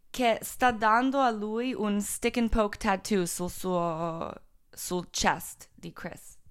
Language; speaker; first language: Italian; non-native, fluent; Croatian